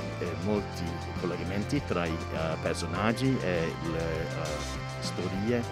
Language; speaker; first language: Italian; non-native, learner; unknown